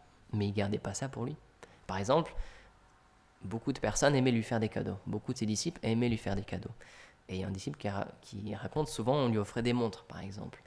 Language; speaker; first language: French; native; French